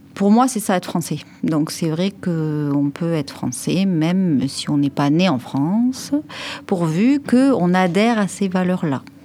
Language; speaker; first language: French; native; French